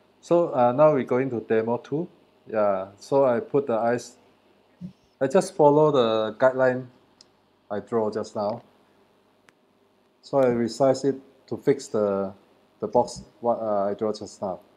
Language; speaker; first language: English; non-native, learner; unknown